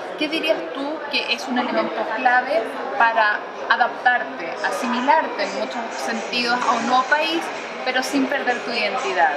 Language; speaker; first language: Spanish; early bilingual, heritage; Spanish